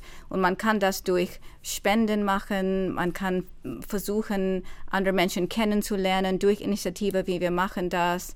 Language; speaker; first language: German; non-native, fluent; English